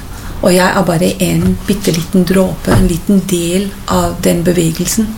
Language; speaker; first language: Norwegian; non-native, fluent; English